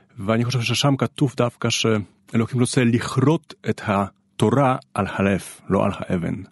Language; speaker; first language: Hebrew; non-native, fluent; Polish